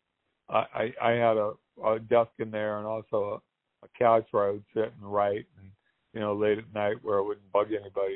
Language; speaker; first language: English; native; English